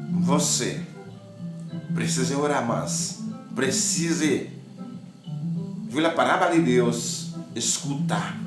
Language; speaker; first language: Portuguese; non-native, learner; Haitian Creole